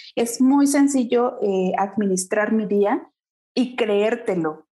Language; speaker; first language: Spanish; native; Spanish